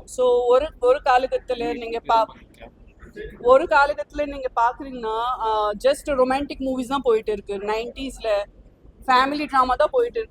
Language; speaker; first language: Tamil; non-native, fluent; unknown